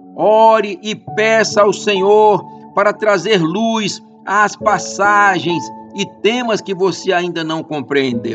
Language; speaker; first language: Portuguese; native; Portuguese